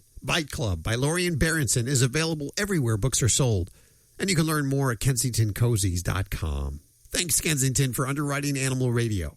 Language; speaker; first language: English; native; English